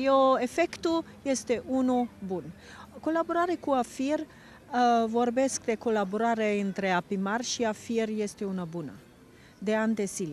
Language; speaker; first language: Romanian; non-native, fluent; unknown